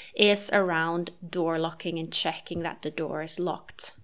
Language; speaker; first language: English; non-native, fluent; Norwegian